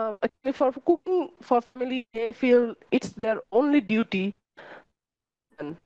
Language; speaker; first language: English; non-native, learner; Bangla